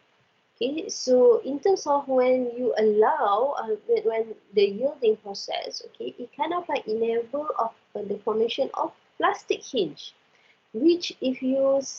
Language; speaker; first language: English; non-native, local second language; Malay